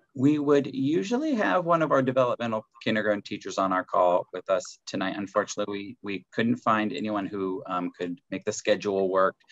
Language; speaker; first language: English; native; English